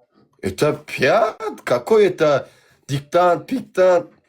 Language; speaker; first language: Russian; non-native, learner; Turkmen